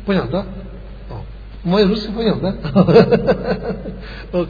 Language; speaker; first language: Russian; non-native, learner; Tibetan